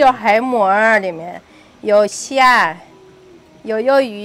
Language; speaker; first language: Chinese; non-native, learner; Indonesian